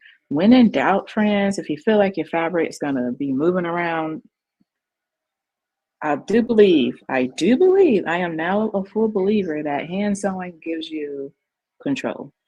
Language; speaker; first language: English; native; English